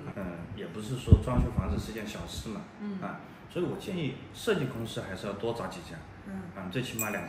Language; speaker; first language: Chinese; native; Chinese